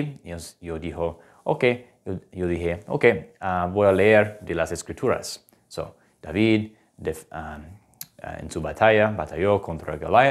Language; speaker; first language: Spanish; non-native, fluent; English